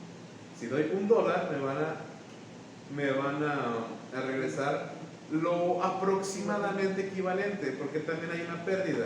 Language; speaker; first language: Spanish; native; Spanish